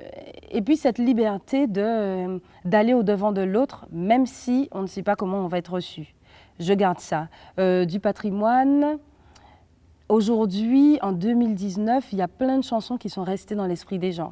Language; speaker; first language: French; native; French